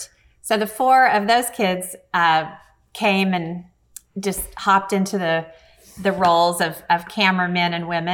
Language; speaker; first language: English; native; English